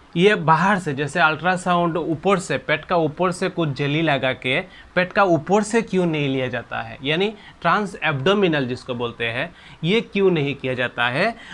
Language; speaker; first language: Hindi; non-native, local second language; Bangla